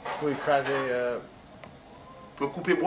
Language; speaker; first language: French; non-native, learner; English